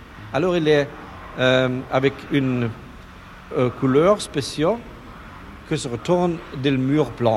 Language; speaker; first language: French; non-native, learner; German